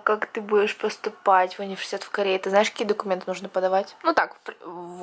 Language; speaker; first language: Russian; native; Russian